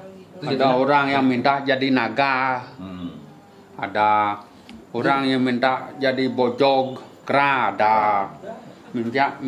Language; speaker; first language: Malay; non-native, local second language; Balinese